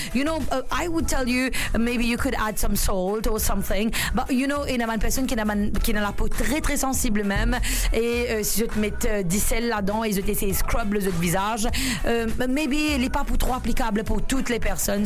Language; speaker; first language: French; non-native, local second language; Morisyen